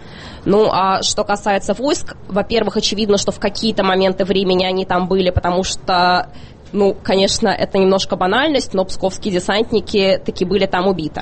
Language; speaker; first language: Russian; native; Russian